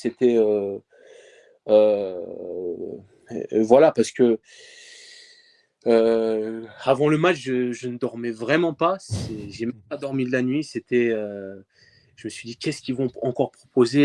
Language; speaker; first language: French; early bilingual, other home language; Persian